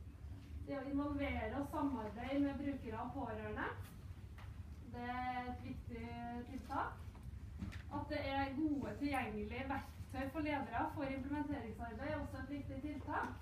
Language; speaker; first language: Norwegian; native; Norwegian